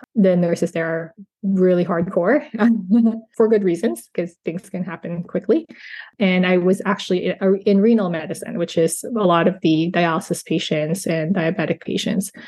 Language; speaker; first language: English; native; English